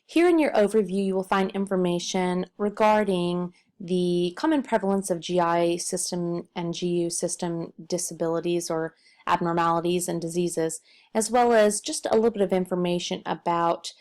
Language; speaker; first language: English; native; English